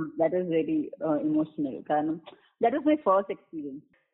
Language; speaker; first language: English; non-native, local second language; Malayalam